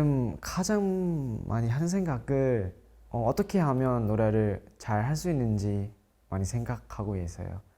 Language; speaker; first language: Korean; non-native, local second language; Thai